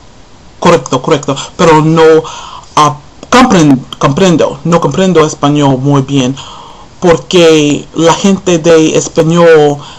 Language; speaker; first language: Spanish; non-native, learner; English